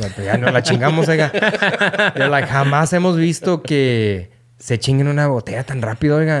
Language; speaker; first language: Spanish; early bilingual, heritage; Spanish